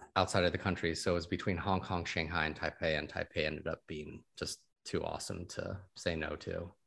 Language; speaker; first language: English; native; English